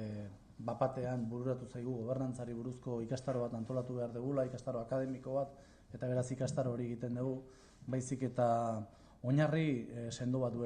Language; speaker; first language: Basque; native; Basque